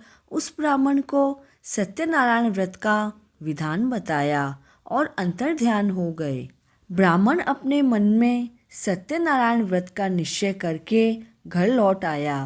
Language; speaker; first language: Hindi; native; Hindi